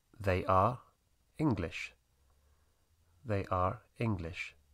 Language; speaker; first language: English; non-native, fluent; Spanish